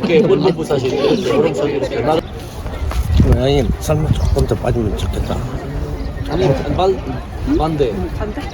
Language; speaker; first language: Korean; non-native, learner; Arabic